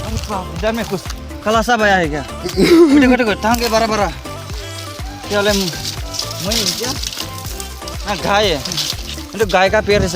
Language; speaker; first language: Hindi; non-native, local second language; Bodo